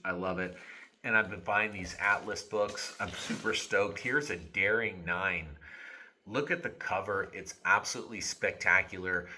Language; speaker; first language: English; native; English